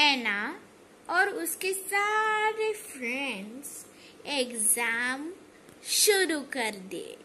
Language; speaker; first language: Hindi; native; Hindi